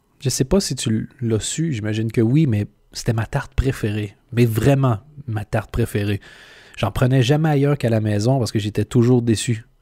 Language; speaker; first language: French; native; French